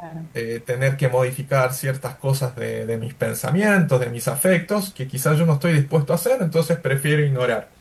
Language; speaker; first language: Spanish; native; Spanish